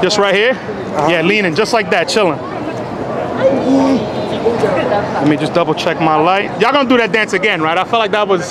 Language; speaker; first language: English; native; English